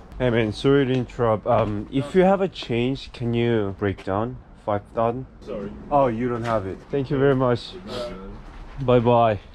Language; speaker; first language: English; non-native, learner; Korean